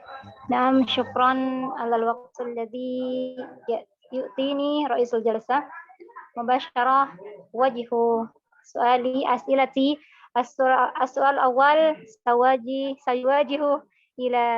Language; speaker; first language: Arabic; non-native, learner; Indonesian